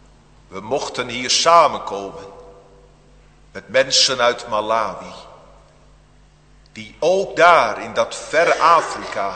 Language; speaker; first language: Dutch; native; Dutch